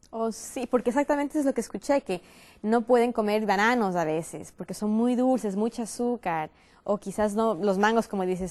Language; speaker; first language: Spanish; native; Spanish